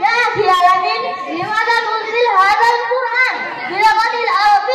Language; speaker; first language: Arabic; non-native, learner; Bangla